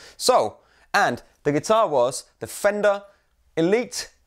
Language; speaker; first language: English; non-native, fluent; Danish